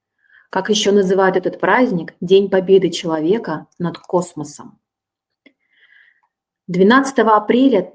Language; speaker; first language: Russian; native; Russian